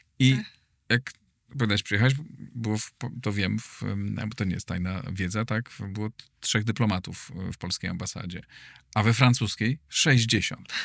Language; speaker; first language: Polish; native; Polish